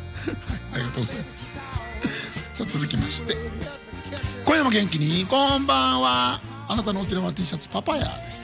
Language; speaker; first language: Japanese; native; Japanese